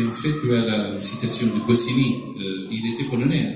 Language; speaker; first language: French; non-native, fluent; Portuguese